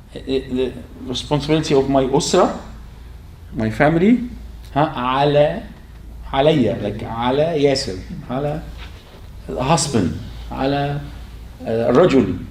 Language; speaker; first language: Arabic; non-native, fluent; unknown